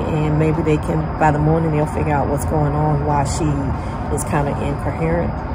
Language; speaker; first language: English; native; English